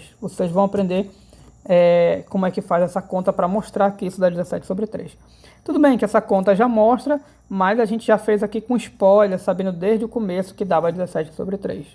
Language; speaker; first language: Portuguese; native; Portuguese